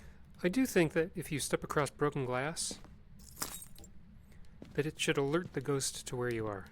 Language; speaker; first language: English; native; English